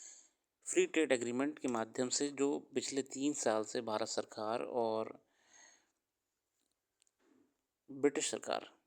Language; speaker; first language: Hindi; native; Hindi